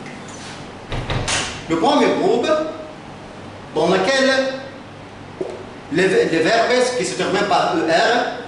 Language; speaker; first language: French; non-native, fluent; Arabic